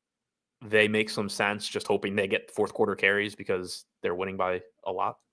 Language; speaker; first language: English; native; English